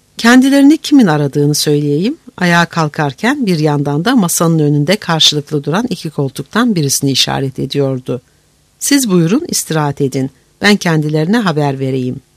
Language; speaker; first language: Turkish; native; Turkish